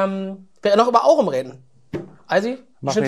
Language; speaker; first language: German; native; German